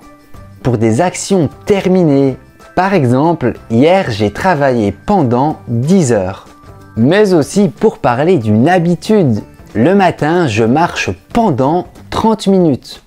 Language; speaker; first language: French; native; French